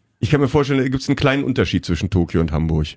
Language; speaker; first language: German; native; German